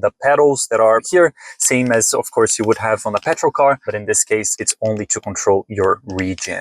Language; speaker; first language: English; native; English